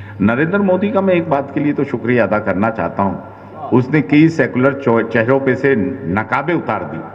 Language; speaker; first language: Urdu; native; Urdu